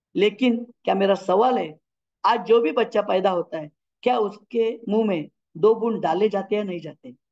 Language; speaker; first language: Hindi; non-native, local second language; Marathi